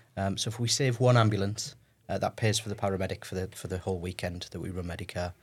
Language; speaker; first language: English; native; English